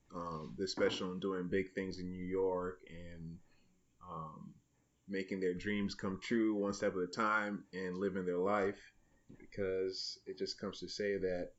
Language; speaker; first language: English; native; English